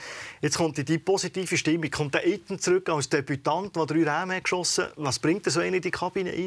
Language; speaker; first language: German; native; German